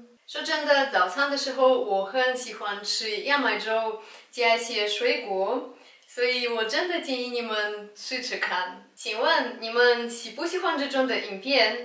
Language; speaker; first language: Chinese; non-native, fluent; Russian